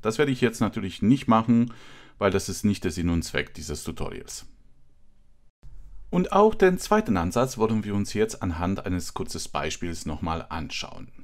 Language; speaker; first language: German; non-native, fluent; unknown